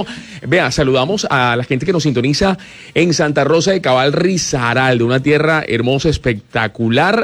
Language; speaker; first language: Spanish; native; Spanish